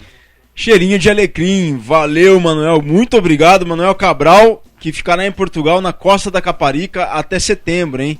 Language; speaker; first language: Portuguese; native; Portuguese